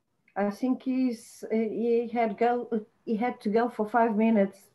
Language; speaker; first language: English; non-native, fluent; Portuguese